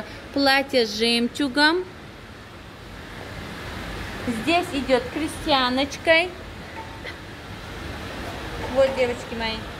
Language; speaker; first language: Russian; non-native, local second language; Tajik